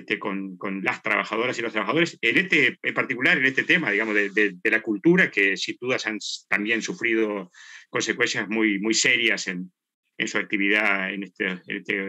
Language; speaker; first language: Spanish; native; Spanish